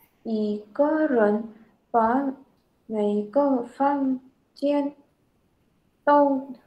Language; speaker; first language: Chinese; non-native, learner; Indonesian